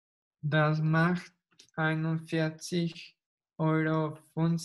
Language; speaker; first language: German; non-native, learner; Spanish